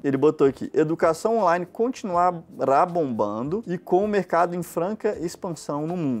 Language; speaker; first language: Portuguese; native; Portuguese